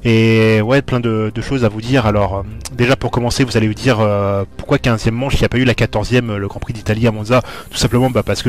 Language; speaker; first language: French; native; French